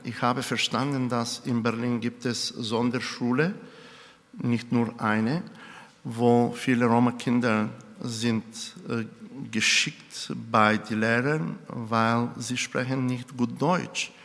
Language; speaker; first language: German; non-native, fluent; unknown